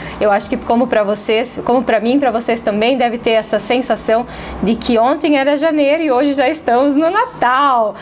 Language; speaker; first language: Portuguese; native; Portuguese